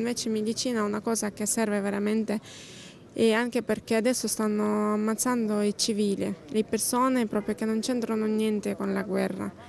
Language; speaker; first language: Italian; non-native, fluent; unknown